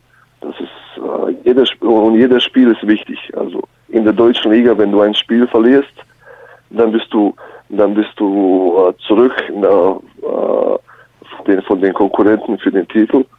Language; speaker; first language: German; early bilingual, other home language; Bosnian